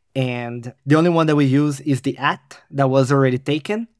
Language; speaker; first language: English; non-native, fluent; Portuguese